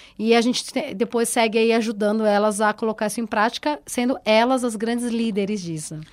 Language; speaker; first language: Portuguese; native; Portuguese